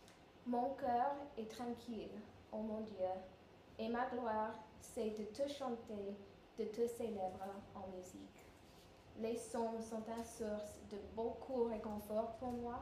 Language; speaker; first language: French; non-native, learner; English